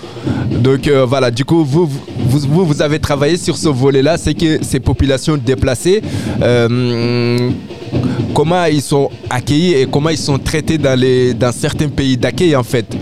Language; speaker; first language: French; native; French